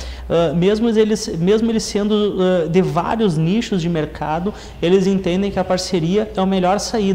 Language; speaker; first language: Portuguese; native; Portuguese